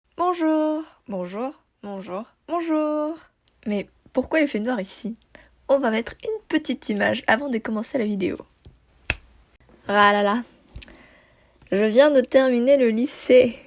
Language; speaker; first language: French; non-native, fluent; Korean